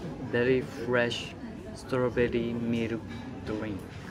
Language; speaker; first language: English; non-native, learner; Japanese